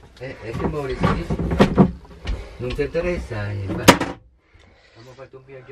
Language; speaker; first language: Italian; native; Italian